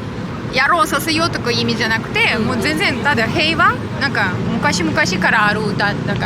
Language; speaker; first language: Japanese; non-native, learner; Russian